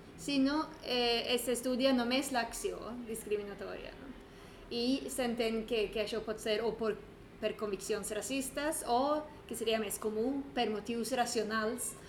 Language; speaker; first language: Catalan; non-native, fluent; Swedish